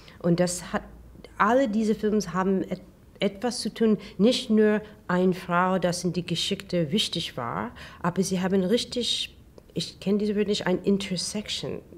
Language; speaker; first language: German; non-native, learner; English